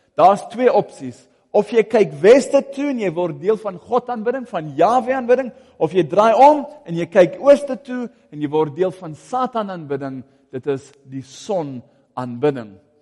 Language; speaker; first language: Afrikaans; non-native, fluent; English